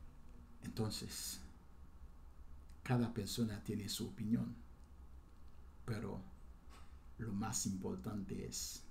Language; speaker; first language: Spanish; non-native, fluent; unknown